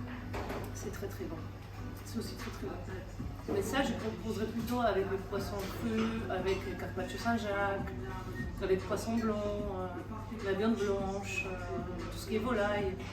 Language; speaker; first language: French; non-native, fluent; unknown